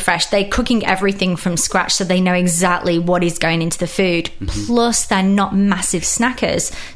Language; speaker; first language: English; native; English